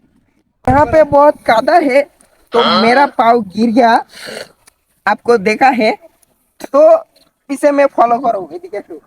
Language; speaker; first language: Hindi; non-native, learner; Bangla